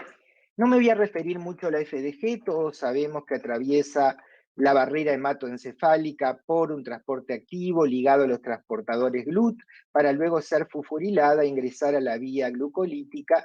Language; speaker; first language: Spanish; native; Spanish